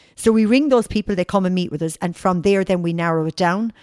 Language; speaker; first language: English; native; English